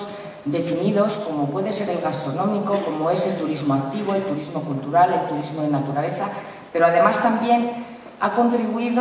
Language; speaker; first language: Spanish; native; Spanish